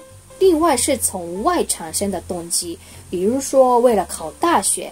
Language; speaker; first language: Chinese; non-native, fluent; Japanese